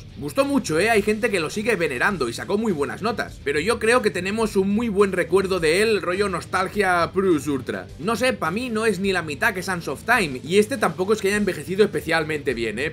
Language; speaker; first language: Spanish; native; Spanish